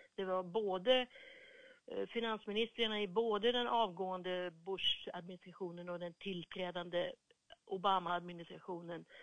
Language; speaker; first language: Swedish; native; Swedish